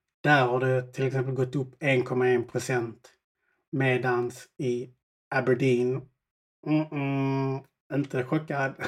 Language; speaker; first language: Swedish; early bilingual, other home language; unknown